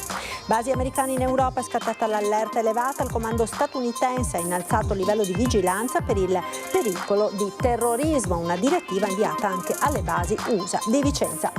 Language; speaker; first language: Italian; native; Italian